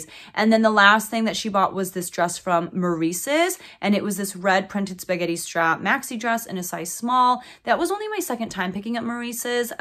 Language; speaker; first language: English; native; English